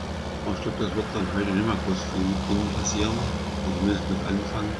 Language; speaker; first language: German; native; German